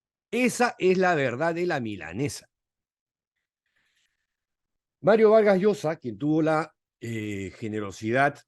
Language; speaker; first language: Spanish; native; Spanish